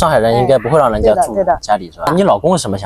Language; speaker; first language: Chinese; native; Chinese